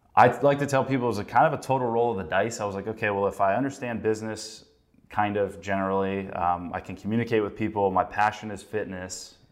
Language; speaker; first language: English; native; English